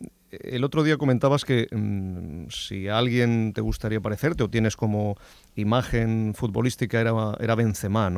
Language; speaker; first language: Spanish; native; Spanish